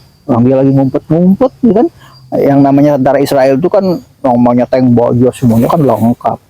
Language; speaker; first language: Indonesian; native; Indonesian